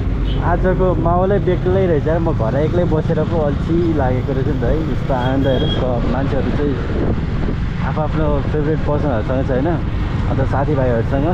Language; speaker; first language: Nepali; native; Nepali